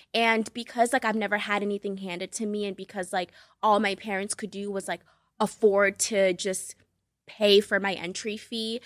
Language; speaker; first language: English; early bilingual, other home language; Kabuverdianu